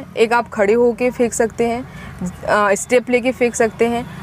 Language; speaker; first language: Hindi; native; Hindi